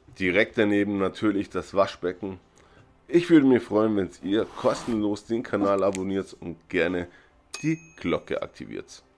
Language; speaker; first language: German; native; German